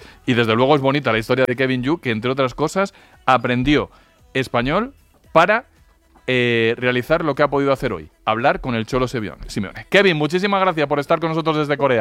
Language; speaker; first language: Spanish; native; Spanish